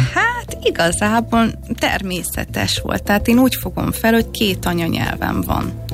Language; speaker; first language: Hungarian; early bilingual, heritage; Hungarian